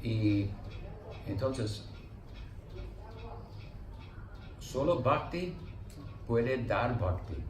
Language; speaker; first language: Spanish; non-native, learner; English